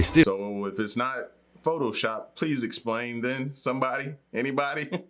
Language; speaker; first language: English; native; English